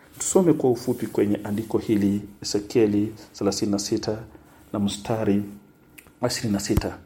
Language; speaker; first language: Swahili; non-native, local second language; Luyia